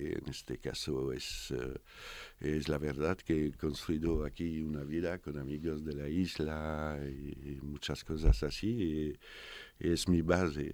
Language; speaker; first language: Spanish; non-native, fluent; French